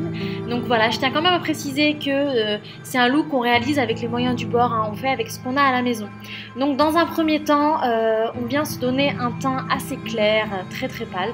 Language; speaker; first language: French; native; French